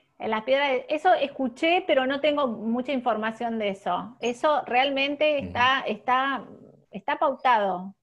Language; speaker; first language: Spanish; native; Spanish